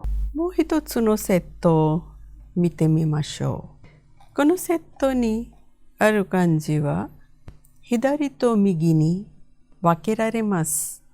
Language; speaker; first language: Japanese; non-native, fluent; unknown